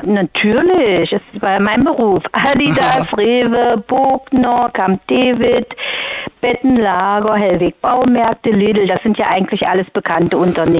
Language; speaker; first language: German; native; German